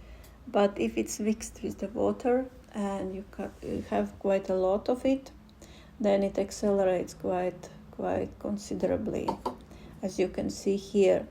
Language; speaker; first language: English; non-native, fluent; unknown